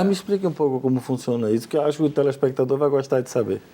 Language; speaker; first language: Portuguese; native; Portuguese